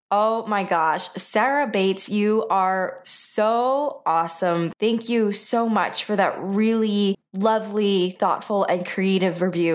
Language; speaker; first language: English; native; English